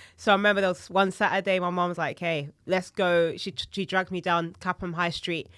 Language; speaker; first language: English; native; English